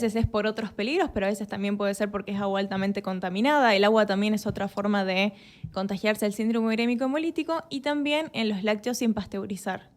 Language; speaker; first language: Spanish; native; Spanish